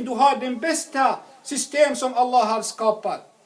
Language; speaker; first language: Swedish; non-native, fluent; Arabic